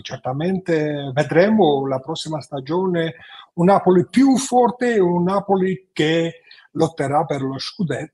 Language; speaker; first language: Italian; non-native, fluent; Georgian